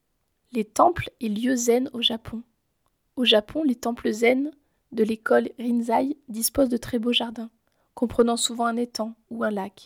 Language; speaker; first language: French; native; French